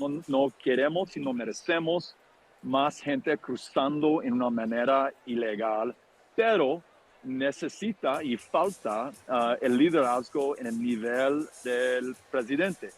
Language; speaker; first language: Spanish; non-native, fluent; English